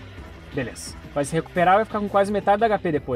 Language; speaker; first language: Portuguese; native; Portuguese